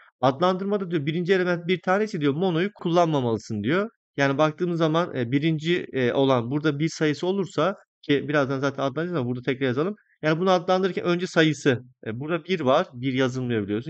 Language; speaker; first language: Turkish; native; Turkish